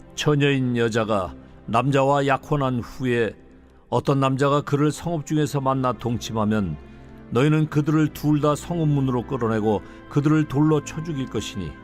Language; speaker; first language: Korean; native; Korean